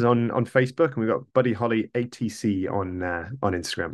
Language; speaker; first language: English; native; English